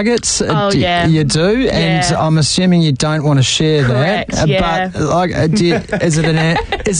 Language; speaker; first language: English; native; English